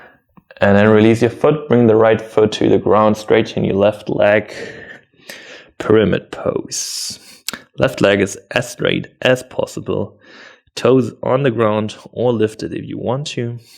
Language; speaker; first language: English; non-native, fluent; German